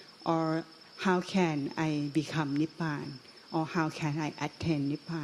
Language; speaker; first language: English; non-native, fluent; Thai